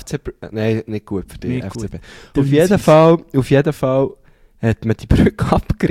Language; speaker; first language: German; native; German